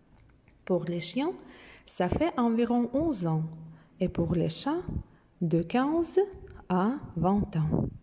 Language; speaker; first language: French; non-native, fluent; Russian